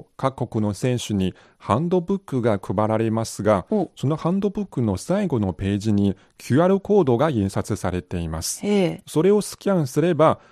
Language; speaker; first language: Japanese; non-native, fluent; Chinese